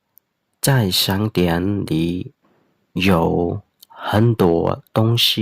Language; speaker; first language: Chinese; non-native, fluent; Khmer